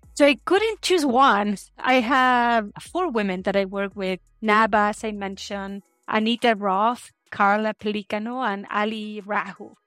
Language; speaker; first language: English; non-native, fluent; Spanish